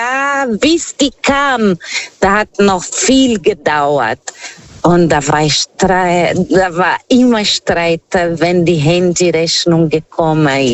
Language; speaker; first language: German; non-native, learner; Portuguese